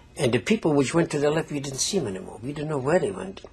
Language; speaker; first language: English; non-native, fluent; Polish